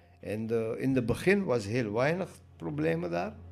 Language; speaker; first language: Dutch; non-native, learner; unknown